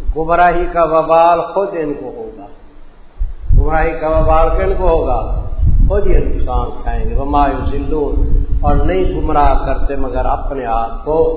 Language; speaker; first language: Urdu; non-native, local second language; Saraiki